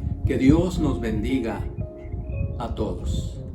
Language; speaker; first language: Spanish; native; Spanish